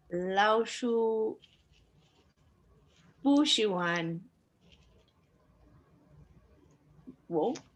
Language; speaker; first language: Chinese; non-native, learner; English